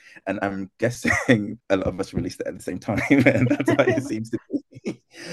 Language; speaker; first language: English; non-native, local second language; Akan